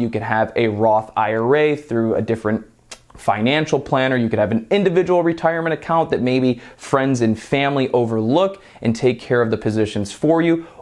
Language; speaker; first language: English; native; English